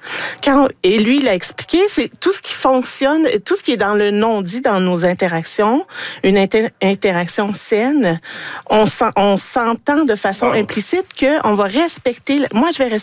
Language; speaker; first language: French; native; French